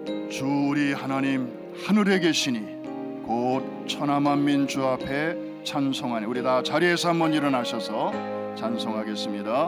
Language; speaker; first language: Korean; native; Korean